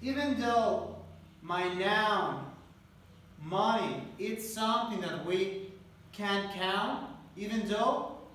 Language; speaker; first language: English; non-native, fluent; Spanish